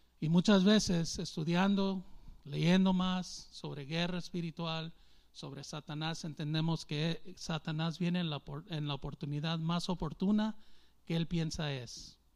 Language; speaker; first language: Spanish; early bilingual, heritage; English